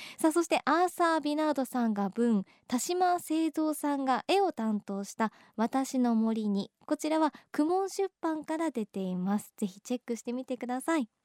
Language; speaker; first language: Japanese; native; Japanese